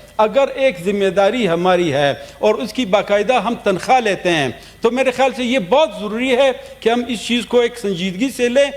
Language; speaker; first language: Urdu; non-native, local second language; Pashto